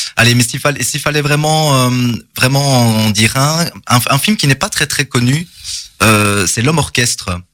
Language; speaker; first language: French; native; French